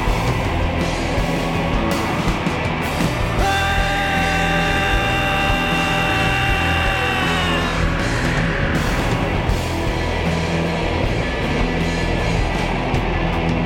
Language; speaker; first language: English; native; English